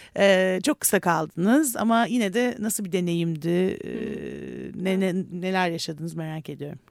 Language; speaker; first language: Turkish; native; Turkish